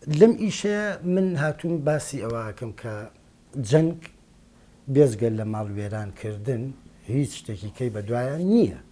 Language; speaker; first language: Central Kurdish; non-native, local second language; Gurani